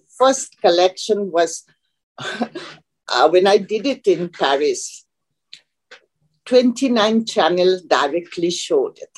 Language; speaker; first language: English; non-native, local second language; Bangla